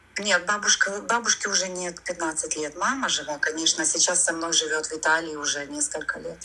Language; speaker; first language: Russian; non-native, local second language; Ukrainian